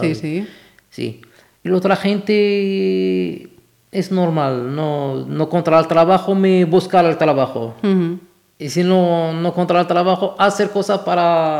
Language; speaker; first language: Spanish; non-native, learner; Arabic